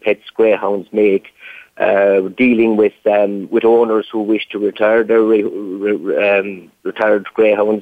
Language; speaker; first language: English; native; English